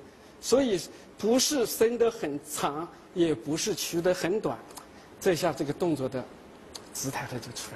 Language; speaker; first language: Chinese; native; Chinese